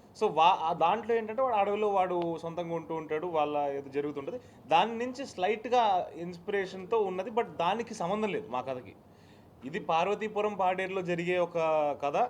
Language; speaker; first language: Telugu; native; Telugu